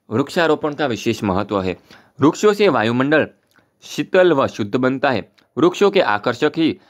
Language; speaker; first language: Hindi; non-native, local second language; Gujarati